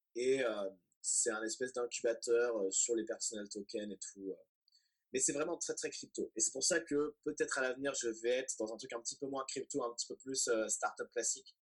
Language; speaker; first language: French; native; French